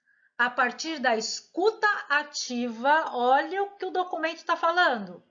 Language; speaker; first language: Portuguese; native; Portuguese